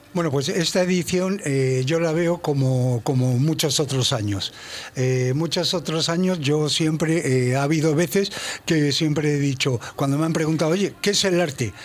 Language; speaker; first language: Spanish; native; Spanish